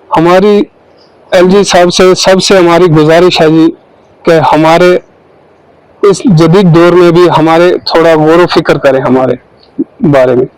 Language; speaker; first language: Urdu; non-native, local second language; Kashmiri